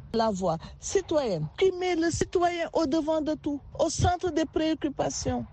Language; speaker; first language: French; non-native, local second language; Wolof